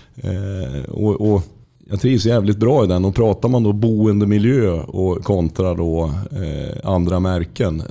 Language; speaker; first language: Swedish; native; Swedish